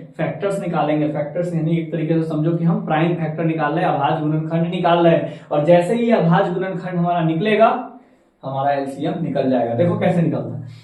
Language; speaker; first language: Hindi; native; Hindi